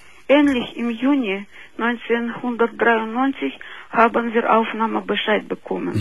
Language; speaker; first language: German; non-native, fluent; Russian